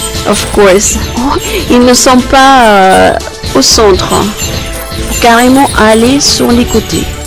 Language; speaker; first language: French; native; French